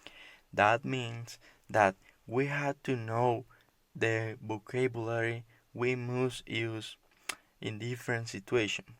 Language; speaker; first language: English; non-native, learner; Spanish